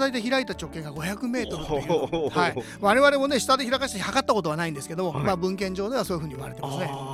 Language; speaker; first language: Japanese; native; Japanese